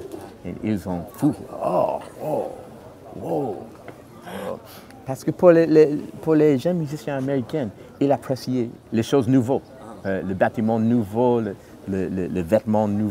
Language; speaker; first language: French; non-native, fluent; English